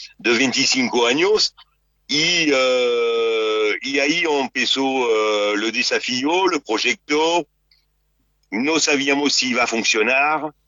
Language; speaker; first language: Spanish; non-native, fluent; French